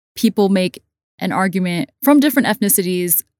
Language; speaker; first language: English; non-native, local second language; Cantonese